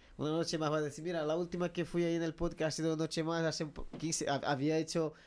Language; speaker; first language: Spanish; non-native, fluent; Portuguese